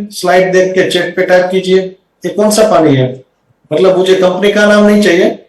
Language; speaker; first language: Hindi; non-native, local second language; Gujarati